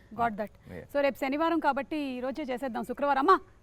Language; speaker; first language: Telugu; native; Telugu